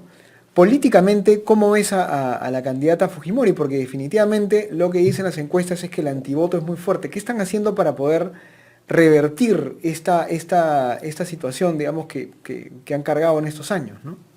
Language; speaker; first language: Spanish; native; Spanish